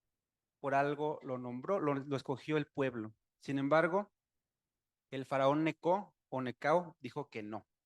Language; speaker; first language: Spanish; native; Spanish